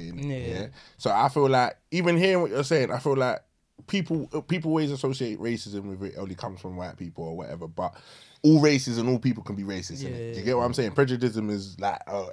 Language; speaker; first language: English; native; English